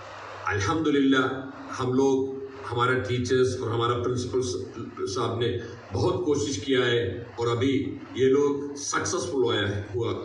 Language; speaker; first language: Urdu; non-native, local second language; Malayalam